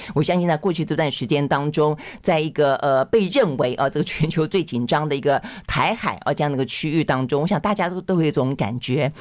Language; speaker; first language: Chinese; native; Chinese